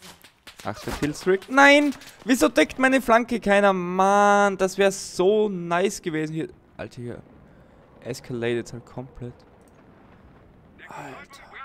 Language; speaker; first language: German; native; German